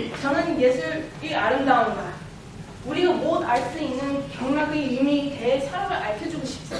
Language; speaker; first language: Korean; early bilingual, heritage; Korean